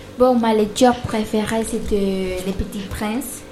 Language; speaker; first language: French; non-native, learner; Spanish